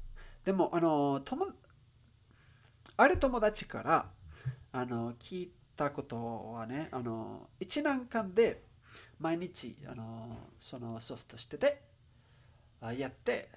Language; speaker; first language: Japanese; non-native, learner; English